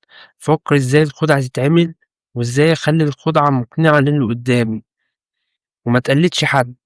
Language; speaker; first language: Arabic; native; Arabic